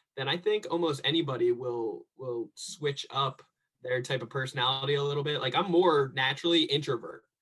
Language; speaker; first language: English; native; English